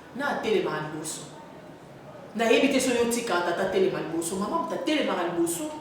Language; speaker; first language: Lingala; native; Lingala